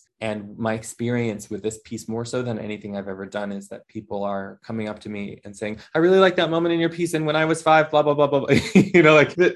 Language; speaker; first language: English; native; English